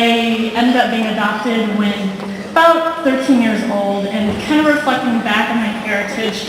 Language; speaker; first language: English; early bilingual, heritage; Vietnamese